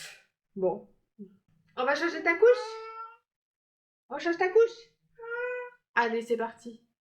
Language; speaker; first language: French; native; French